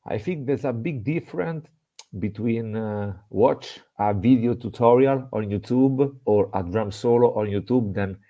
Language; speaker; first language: English; non-native, fluent; Italian